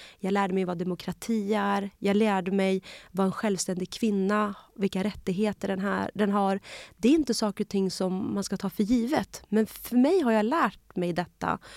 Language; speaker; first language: Swedish; early bilingual, other home language; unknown